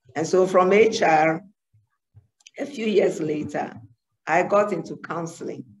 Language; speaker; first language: English; non-native, local second language; Ewe